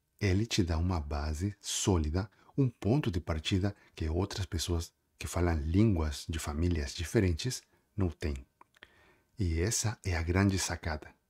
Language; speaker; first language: Portuguese; non-native, fluent; Spanish